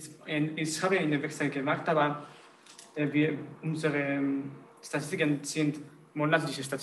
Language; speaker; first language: German; non-native, learner; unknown